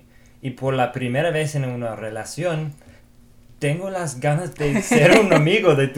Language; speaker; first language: Spanish; non-native, fluent; English